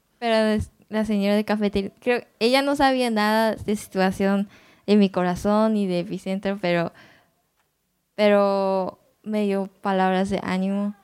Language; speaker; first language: Spanish; non-native, learner; Japanese